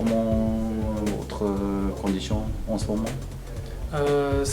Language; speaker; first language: French; non-native, learner; Japanese